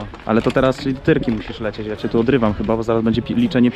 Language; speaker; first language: Polish; native; Polish